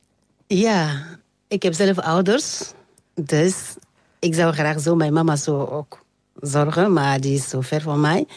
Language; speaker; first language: Dutch; non-native, learner; French